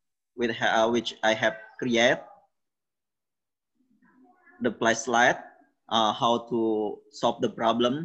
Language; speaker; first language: English; non-native, learner; Indonesian